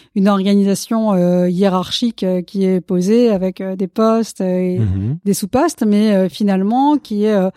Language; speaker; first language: French; non-native, fluent; Malayalam